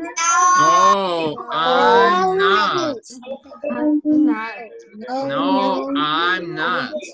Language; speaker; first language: English; non-native, fluent; Spanish